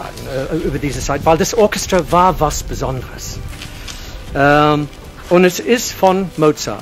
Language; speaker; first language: German; non-native, fluent; English